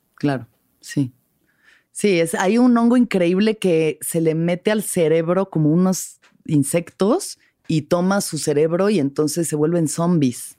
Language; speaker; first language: Spanish; native; Spanish